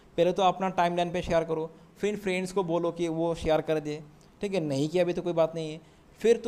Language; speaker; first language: Hindi; non-native, local second language; Assamese